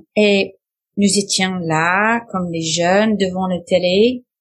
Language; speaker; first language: French; non-native, fluent; English